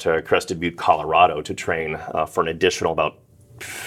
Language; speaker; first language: English; native; English